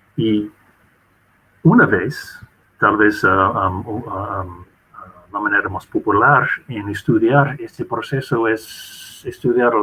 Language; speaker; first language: Spanish; non-native, fluent; English